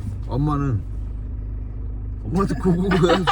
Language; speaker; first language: Korean; native; Korean